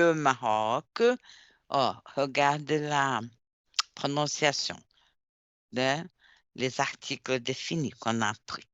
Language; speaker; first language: French; non-native, fluent; Portuguese